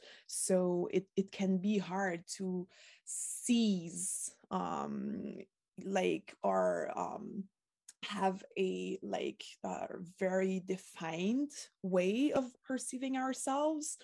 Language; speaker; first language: English; non-native, fluent; French